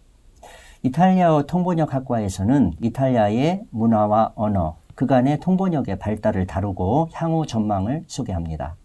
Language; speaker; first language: Korean; native; Korean